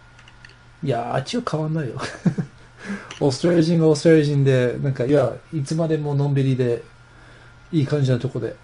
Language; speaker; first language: Japanese; non-native, fluent; English